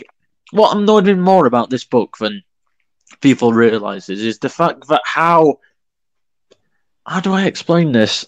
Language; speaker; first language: English; native; English